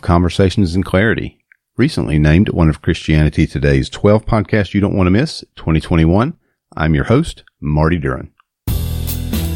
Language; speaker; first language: English; native; English